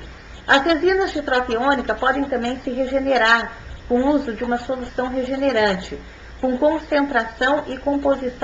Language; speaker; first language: Portuguese; native; Portuguese